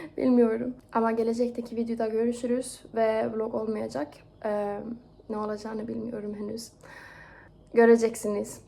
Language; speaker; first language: Turkish; non-native, fluent; Persian